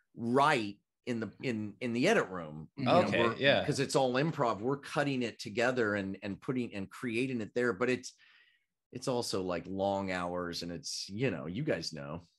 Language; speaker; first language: English; native; English